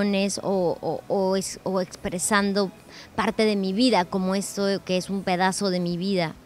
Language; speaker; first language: Portuguese; non-native, learner; Spanish